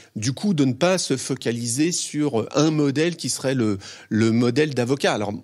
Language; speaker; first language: French; native; French